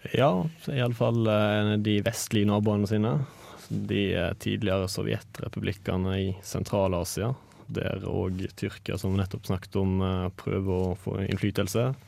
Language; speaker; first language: Norwegian; native; Norwegian